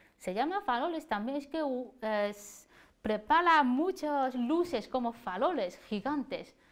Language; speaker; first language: Spanish; non-native, learner; Chinese